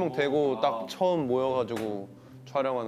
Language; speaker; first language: Korean; native; Korean